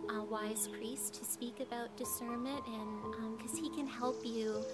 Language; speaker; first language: English; native; English